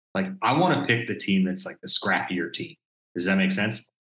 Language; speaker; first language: English; native; English